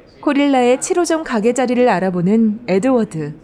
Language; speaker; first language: Korean; native; Korean